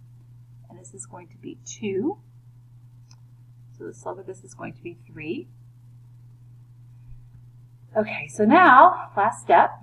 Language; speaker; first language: English; native; English